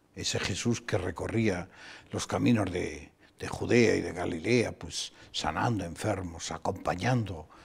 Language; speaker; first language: Spanish; non-native, local second language; Galician